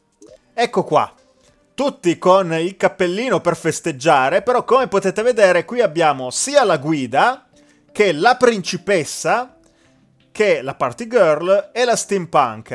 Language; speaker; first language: Italian; native; Italian